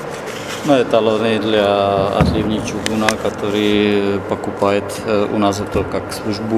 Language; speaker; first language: Russian; non-native, learner; Slovak